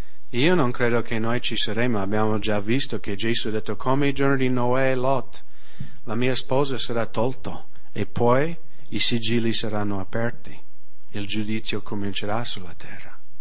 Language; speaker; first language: Italian; non-native, fluent; English